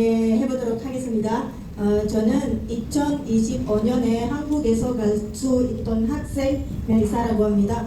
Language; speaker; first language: Korean; non-native, learner; Indonesian